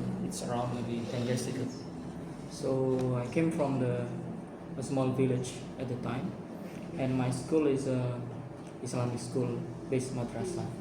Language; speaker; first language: English; non-native, fluent; Indonesian